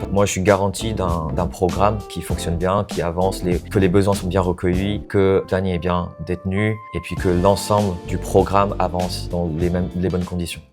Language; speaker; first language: French; non-native, fluent; Chinese